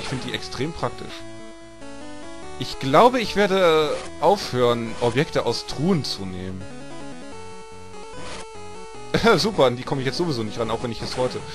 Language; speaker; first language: German; native; German